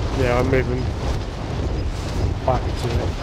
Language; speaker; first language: English; native; English